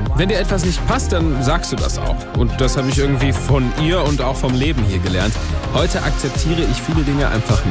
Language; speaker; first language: German; non-native, fluent; English